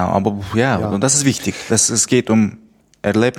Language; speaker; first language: German; non-native, fluent; Tajik